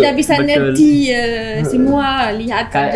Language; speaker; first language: Indonesian; non-native, learner; French